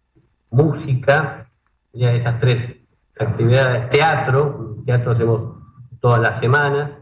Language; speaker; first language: Spanish; native; Spanish